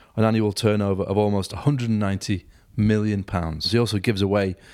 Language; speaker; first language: English; native; English